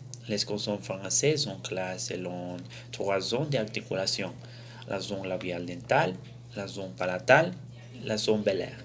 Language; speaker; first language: French; non-native, learner; Spanish